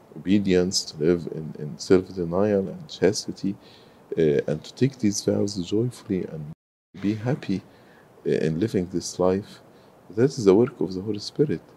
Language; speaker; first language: English; non-native, fluent; Arabic